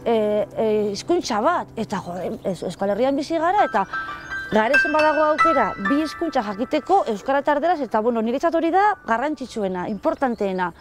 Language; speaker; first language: Basque; non-native, local second language; Spanish